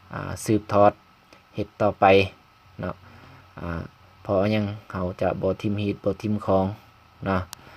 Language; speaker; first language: Lao; non-native, local second language; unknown